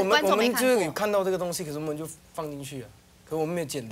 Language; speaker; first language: Chinese; native; Chinese